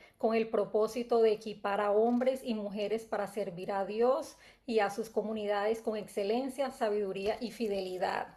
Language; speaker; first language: Spanish; native; Spanish